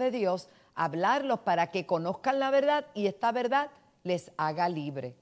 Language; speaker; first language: Spanish; native; Spanish